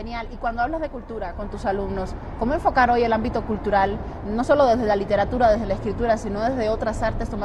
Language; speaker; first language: Spanish; native; Spanish